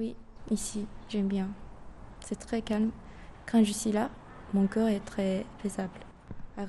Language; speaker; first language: French; non-native, fluent; Japanese